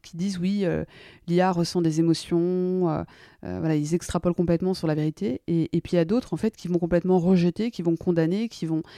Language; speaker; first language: French; native; French